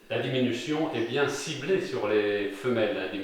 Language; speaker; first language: French; native; French